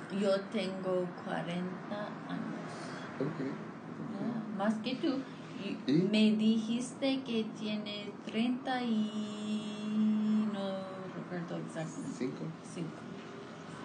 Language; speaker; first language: Spanish; non-native, fluent; English